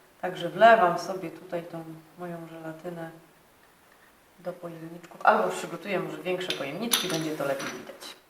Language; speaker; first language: Polish; native; Polish